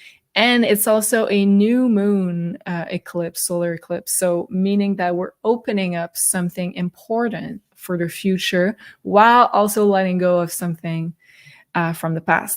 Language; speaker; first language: English; non-native, fluent; French